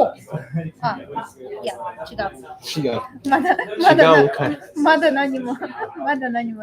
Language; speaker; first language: Japanese; non-native, learner; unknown